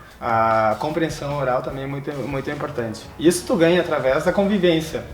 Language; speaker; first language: Portuguese; non-native, fluent; English